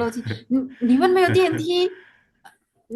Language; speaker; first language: Chinese; non-native, fluent; Indonesian